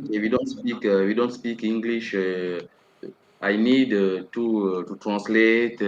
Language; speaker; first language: English; non-native, learner; French